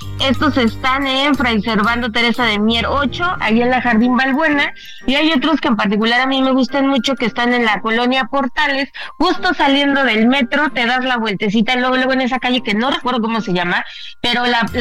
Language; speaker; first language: Spanish; native; Spanish